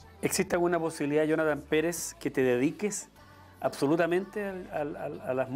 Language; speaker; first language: Spanish; native; Spanish